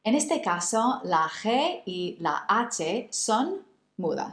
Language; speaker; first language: Spanish; non-native, fluent; English